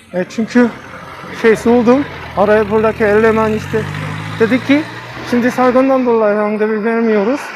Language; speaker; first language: Turkish; non-native, learner; Korean